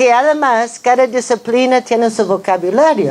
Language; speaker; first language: Spanish; non-native, fluent; English